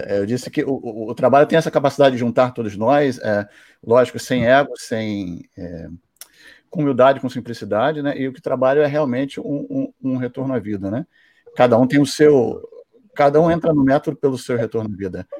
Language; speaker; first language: Portuguese; native; Portuguese